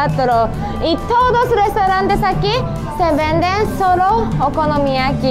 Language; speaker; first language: Spanish; non-native, learner; Japanese